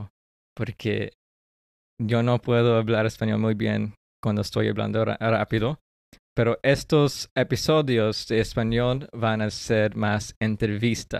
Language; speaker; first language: Spanish; early bilingual, heritage; English